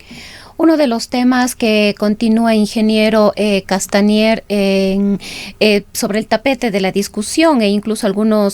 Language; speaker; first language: Spanish; native; Spanish